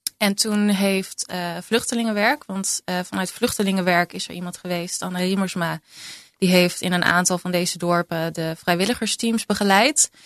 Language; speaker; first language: Dutch; native; Dutch